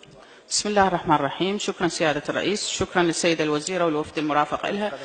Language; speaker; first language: Arabic; native; Arabic